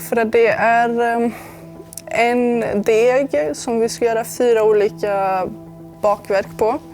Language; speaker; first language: Swedish; early bilingual, other home language; Serbian